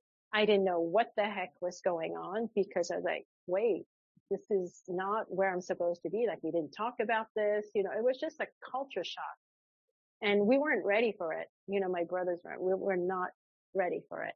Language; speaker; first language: English; early bilingual, other home language; French